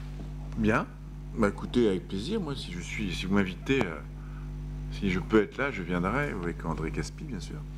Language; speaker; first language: French; native; French